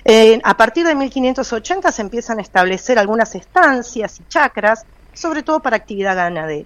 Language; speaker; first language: Spanish; native; Spanish